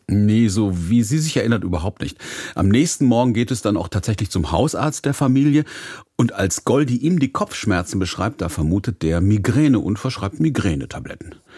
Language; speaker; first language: German; native; German